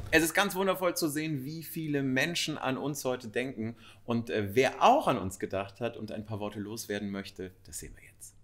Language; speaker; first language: German; native; German